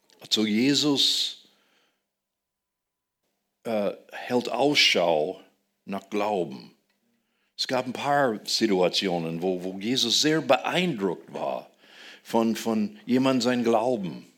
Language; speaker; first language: German; non-native, fluent; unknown